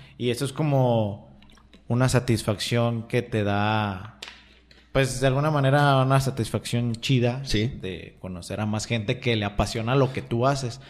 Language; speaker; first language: Spanish; native; Spanish